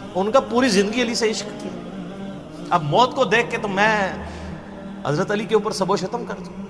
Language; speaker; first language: Urdu; non-native, local second language; Punjabi